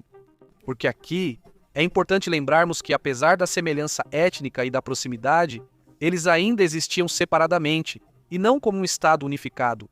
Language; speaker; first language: Portuguese; native; Portuguese